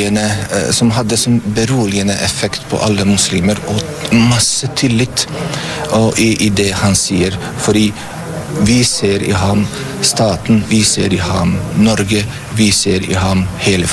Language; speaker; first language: Norwegian; non-native, fluent; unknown